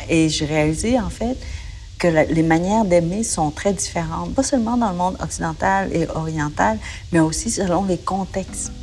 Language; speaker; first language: French; early bilingual, other home language; Vietnamese